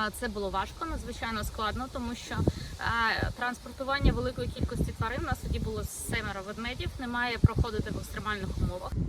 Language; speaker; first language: Ukrainian; native; Ukrainian